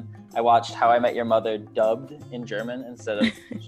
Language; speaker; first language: English; native; English